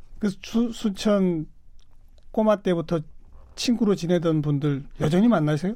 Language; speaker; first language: Korean; native; Korean